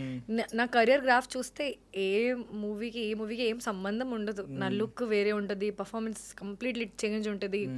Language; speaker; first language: Telugu; non-native, learner; Hindi